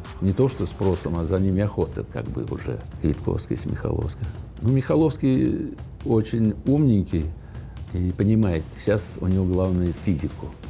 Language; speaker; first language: Russian; native; Russian